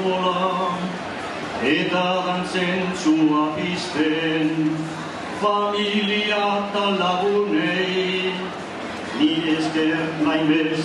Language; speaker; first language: Basque; non-native, local second language; Spanish